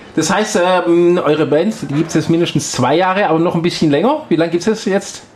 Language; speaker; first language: German; native; German